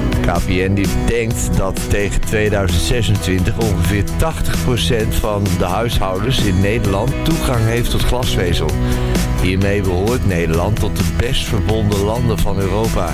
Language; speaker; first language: Dutch; native; Dutch